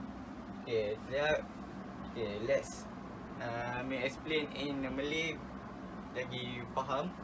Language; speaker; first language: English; non-native, learner; Malay